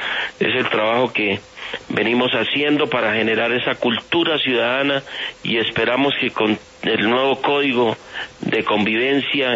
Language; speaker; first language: Spanish; native; Spanish